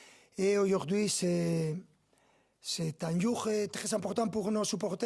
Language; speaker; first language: French; non-native, fluent; Spanish